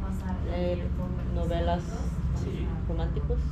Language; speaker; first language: Spanish; non-native, learner; English